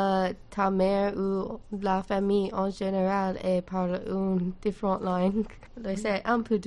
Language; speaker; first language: French; non-native, learner; English